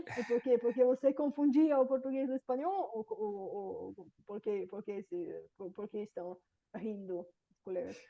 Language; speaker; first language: Portuguese; non-native, fluent; Bulgarian